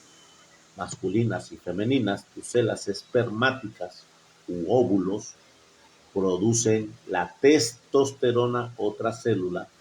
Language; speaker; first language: Spanish; native; Spanish